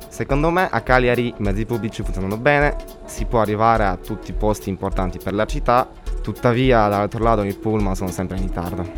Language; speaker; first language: Italian; non-native, fluent; Polish